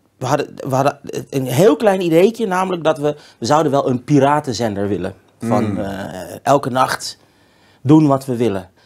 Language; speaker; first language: Dutch; native; Dutch